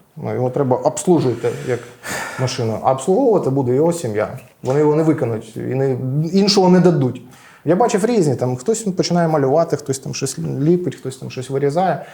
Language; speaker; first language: Ukrainian; non-native, local second language; Russian